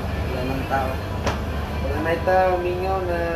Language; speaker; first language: Filipino; non-native, local second language; Cebuano